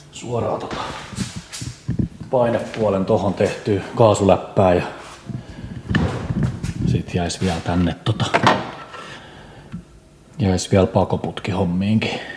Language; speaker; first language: Finnish; native; Finnish